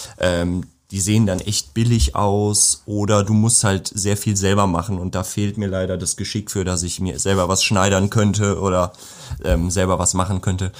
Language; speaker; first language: German; native; German